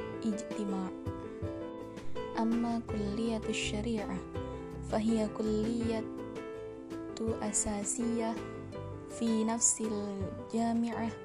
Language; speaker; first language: Arabic; non-native, learner; Indonesian